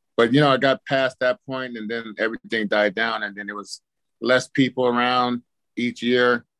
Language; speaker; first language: English; native; English